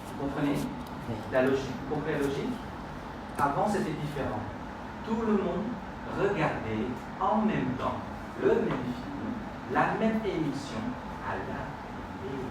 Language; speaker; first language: French; non-native, fluent; Khmer